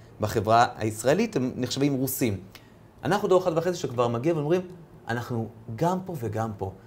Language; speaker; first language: Hebrew; early bilingual, other home language; Russian